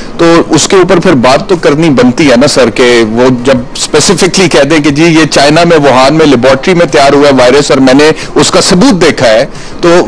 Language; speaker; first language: Urdu; native; Urdu